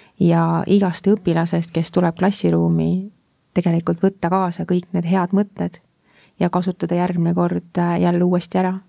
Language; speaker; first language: Estonian; native; Estonian